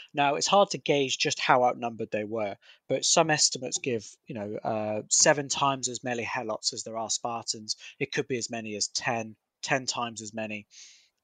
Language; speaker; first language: English; native; English